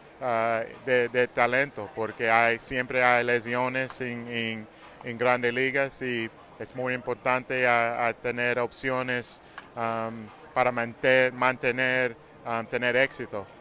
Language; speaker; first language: Spanish; non-native, learner; English